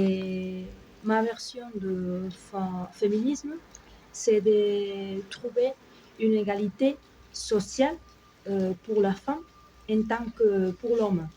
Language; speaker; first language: French; non-native, learner; Spanish